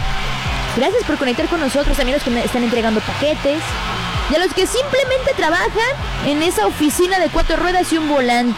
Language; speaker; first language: Spanish; native; Spanish